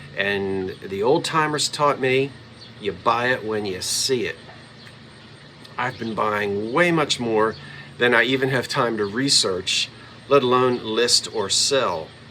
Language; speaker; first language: English; native; English